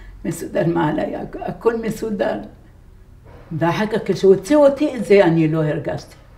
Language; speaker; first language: Hebrew; non-native, fluent; Arabic